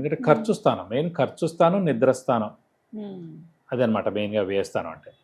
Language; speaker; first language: Telugu; native; Telugu